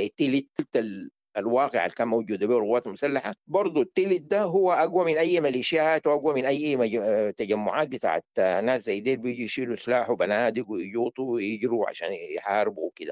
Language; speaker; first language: Arabic; native; Arabic